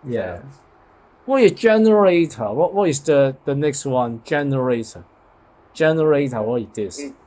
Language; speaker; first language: English; non-native, learner; Cantonese